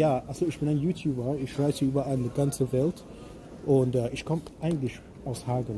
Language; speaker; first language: German; non-native, learner; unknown